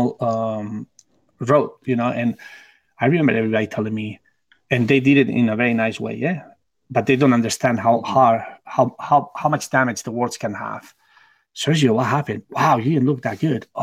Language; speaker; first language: English; non-native, fluent; Spanish